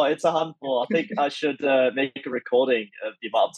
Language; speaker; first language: English; native; English